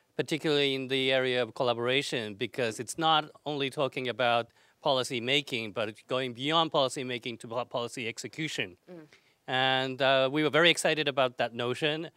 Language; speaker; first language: English; non-native, fluent; Dutch